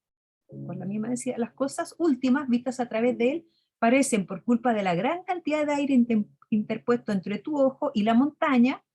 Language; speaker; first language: Spanish; native; Spanish